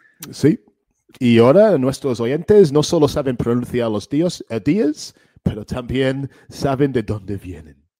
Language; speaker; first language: Spanish; native; Spanish